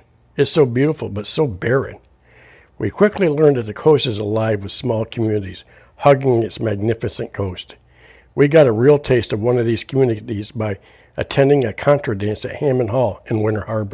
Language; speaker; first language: English; native; English